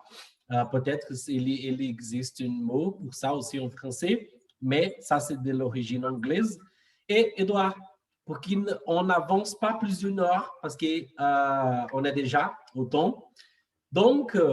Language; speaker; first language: French; non-native, fluent; Portuguese